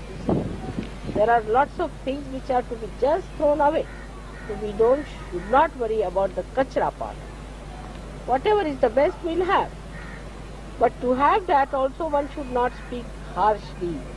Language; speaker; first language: English; non-native, local second language; Hindi